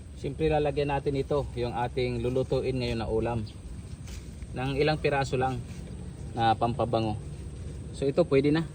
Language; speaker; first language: Filipino; non-native, local second language; Masbatenyo